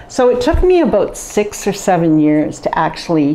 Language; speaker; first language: English; native; English